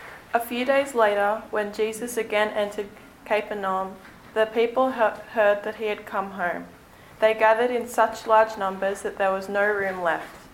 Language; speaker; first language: English; native; English